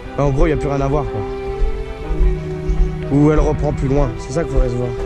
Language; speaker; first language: French; native; French